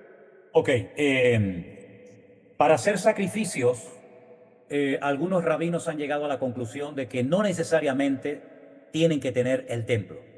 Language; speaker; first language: Spanish; native; Spanish